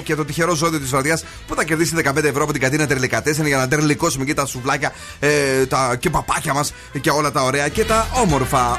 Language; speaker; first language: Greek; native; Greek